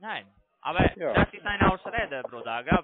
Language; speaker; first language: German; non-native, learner; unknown